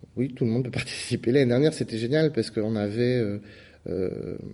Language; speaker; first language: French; native; French